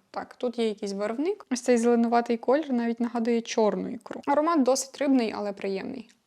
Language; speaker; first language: Ukrainian; non-native, local second language; Russian